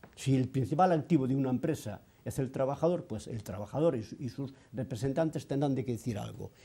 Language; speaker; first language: Spanish; native; Spanish